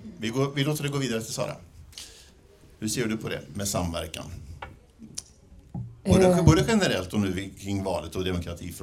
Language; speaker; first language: Swedish; native; Swedish